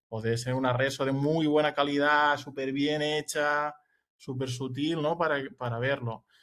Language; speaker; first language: Spanish; non-native, local second language; Catalan